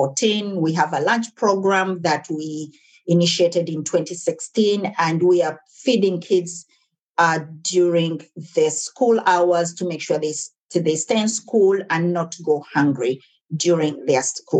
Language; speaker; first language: English; non-native, local second language; Ganda